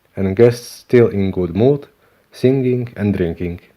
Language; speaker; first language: English; non-native, learner; Slovak